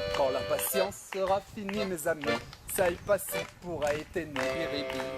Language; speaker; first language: French; native; French